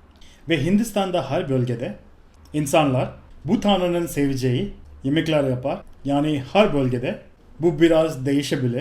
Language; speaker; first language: Turkish; non-native, fluent; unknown